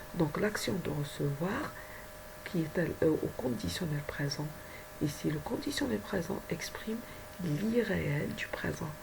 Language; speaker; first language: French; non-native, local second language; Arabic